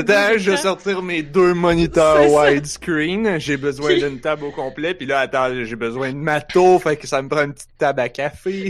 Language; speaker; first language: French; native; French